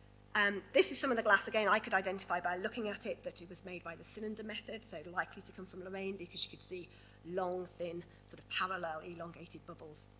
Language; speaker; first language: English; native; English